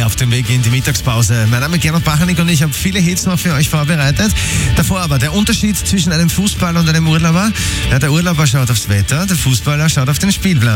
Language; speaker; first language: German; native; German